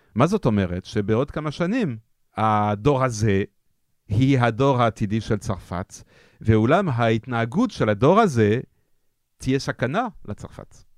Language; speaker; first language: Hebrew; non-native, fluent; French